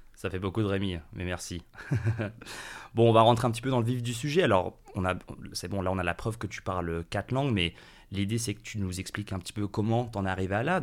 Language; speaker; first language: French; native; French